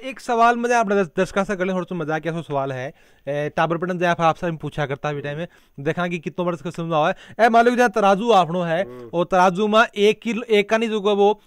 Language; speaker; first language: Hindi; native; Hindi